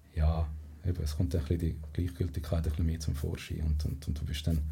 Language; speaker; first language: German; non-native, fluent; Spanish